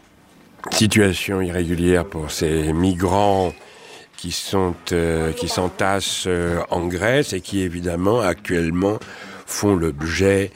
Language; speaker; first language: French; native; French